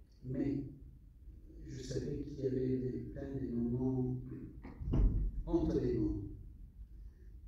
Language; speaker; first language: French; non-native, fluent; English